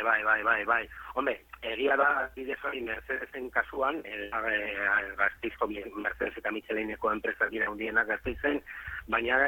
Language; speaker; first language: Basque; native; Basque